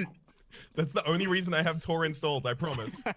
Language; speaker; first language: English; native; English